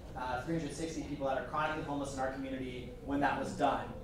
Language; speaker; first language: English; native; English